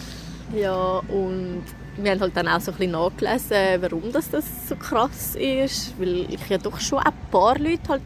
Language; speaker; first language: German; native; German